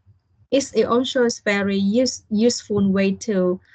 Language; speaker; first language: English; non-native, learner; Vietnamese